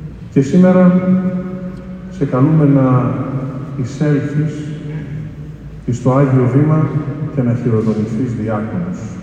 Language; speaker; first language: Greek; native; Greek